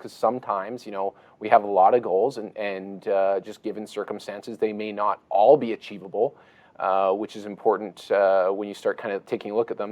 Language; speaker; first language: English; native; English